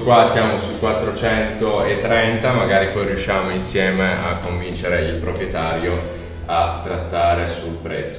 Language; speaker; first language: Italian; native; Italian